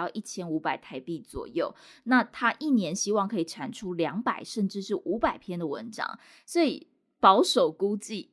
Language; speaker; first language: Chinese; native; Chinese